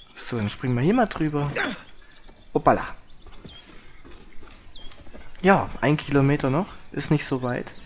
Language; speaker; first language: German; native; German